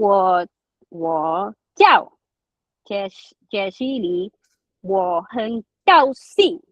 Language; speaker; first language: Chinese; non-native, learner; Filipino